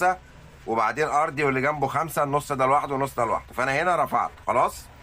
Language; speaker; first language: Arabic; native; Arabic